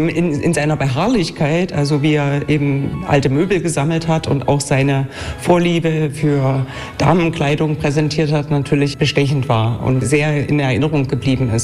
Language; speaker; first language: German; native; German